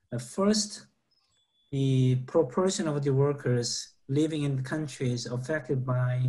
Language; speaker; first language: English; non-native, fluent; Korean